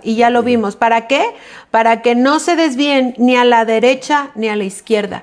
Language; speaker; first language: Spanish; native; Spanish